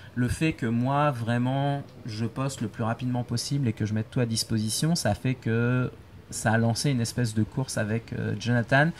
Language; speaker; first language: French; native; French